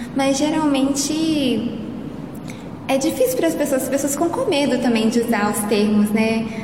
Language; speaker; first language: Portuguese; native; Portuguese